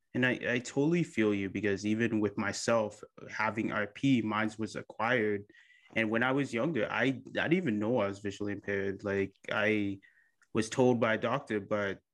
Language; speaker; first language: English; early bilingual, other home language; Akan